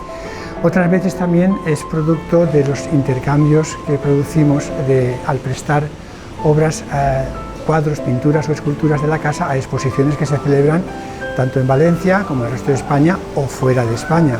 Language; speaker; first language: Spanish; native; Spanish